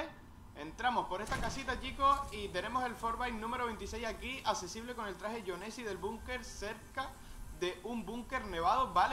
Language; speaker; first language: Spanish; native; Spanish